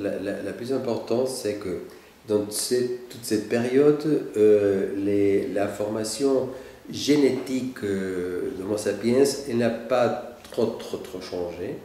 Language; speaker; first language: French; non-native, fluent; Spanish